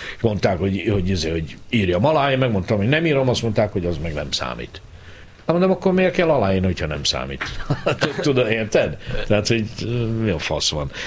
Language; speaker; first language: Hungarian; native; Hungarian